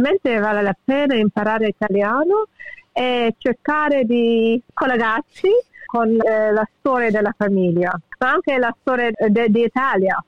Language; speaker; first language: Italian; early bilingual, heritage; English